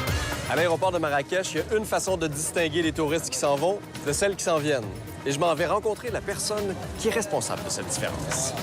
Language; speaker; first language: French; native; French